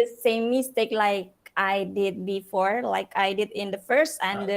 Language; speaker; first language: English; non-native, learner; Indonesian